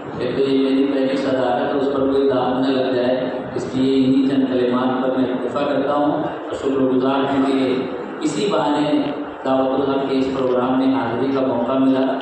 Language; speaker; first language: Urdu; native; Urdu